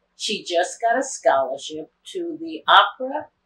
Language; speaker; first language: English; native; English